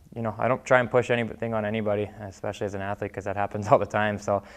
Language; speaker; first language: English; native; English